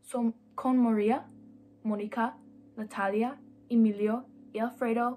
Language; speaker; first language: Spanish; non-native, learner; English